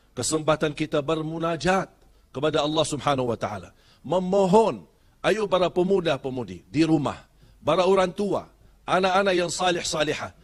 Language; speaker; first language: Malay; non-native, fluent; Arabic